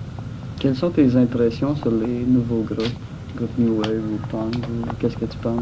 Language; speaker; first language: French; native; French